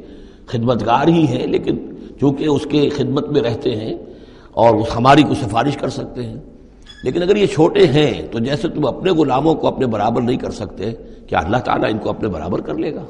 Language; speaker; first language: Urdu; native; Urdu